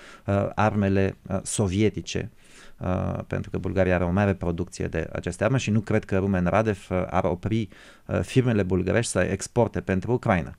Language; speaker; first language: Romanian; non-native, fluent; Bulgarian